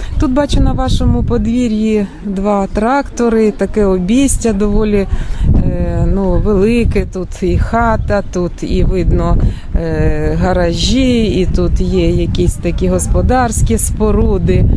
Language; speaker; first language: Ukrainian; native; Ukrainian